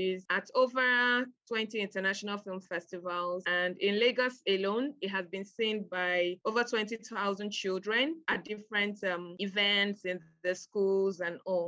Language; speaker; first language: English; non-native, local second language; Yoruba